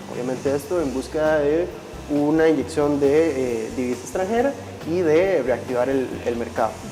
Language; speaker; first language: Spanish; native; Spanish